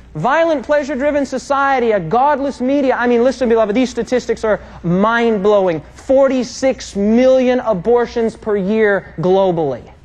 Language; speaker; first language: English; native; English